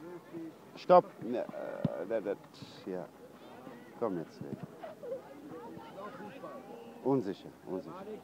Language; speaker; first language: German; non-native, learner; Turkish